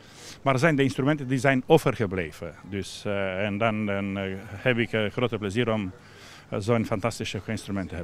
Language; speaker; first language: Dutch; non-native, fluent; Romanian